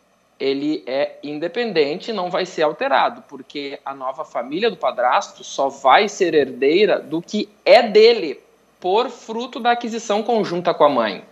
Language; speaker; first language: Portuguese; native; Portuguese